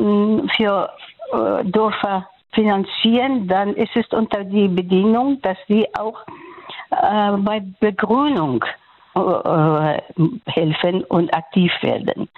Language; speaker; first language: German; non-native, fluent; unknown